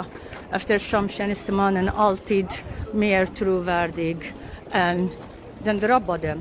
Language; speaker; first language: Swedish; non-native, local second language; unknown